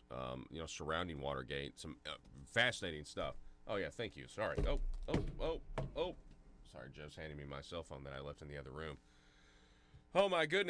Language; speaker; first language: English; native; English